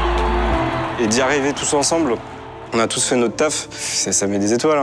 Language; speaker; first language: French; native; French